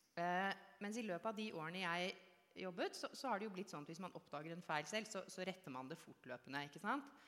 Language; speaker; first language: Norwegian; native; Norwegian